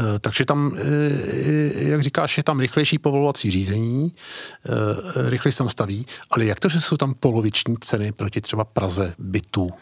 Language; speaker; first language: Czech; native; Czech